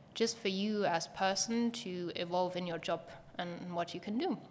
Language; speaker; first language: English; non-native, fluent; German